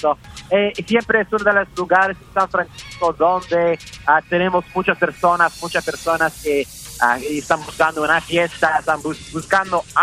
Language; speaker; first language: Spanish; early bilingual, heritage; English